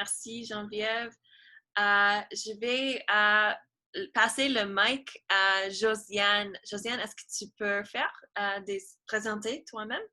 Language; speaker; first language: French; non-native, learner; English